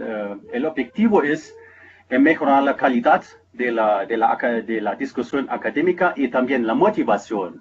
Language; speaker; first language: Spanish; non-native, fluent; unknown